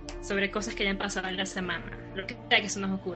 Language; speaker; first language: Spanish; native; Spanish